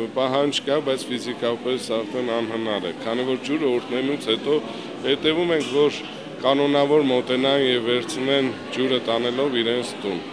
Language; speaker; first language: Armenian; native; Armenian